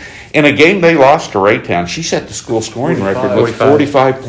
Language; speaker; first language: English; native; English